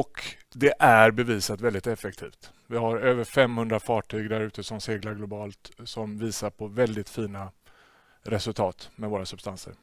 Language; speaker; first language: Swedish; native; Swedish